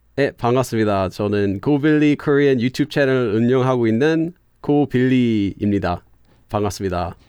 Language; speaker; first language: Korean; non-native, fluent; English